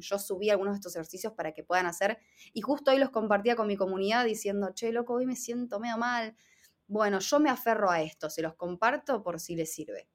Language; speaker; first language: Spanish; native; Spanish